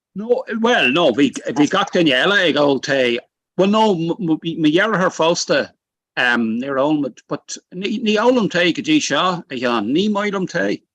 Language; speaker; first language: Irish; non-native, local second language; English